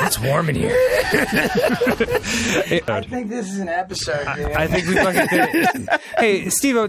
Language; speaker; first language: English; early bilingual, other home language; Hebrew